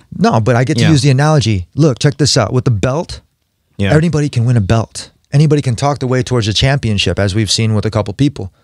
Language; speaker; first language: English; native; English